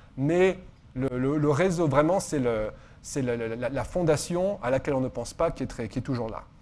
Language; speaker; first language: French; native; French